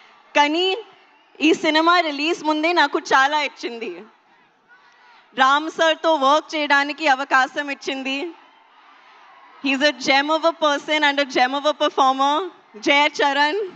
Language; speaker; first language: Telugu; non-native, local second language; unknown